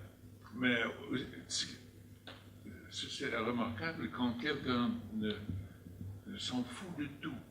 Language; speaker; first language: French; non-native, fluent; Dutch